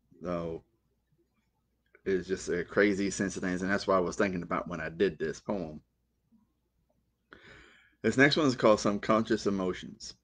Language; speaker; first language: English; native; English